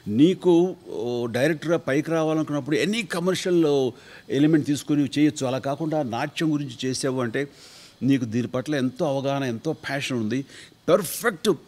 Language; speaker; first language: Telugu; native; Telugu